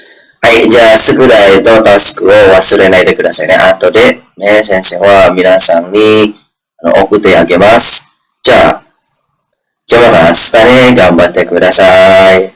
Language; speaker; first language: Japanese; non-native, fluent; Indonesian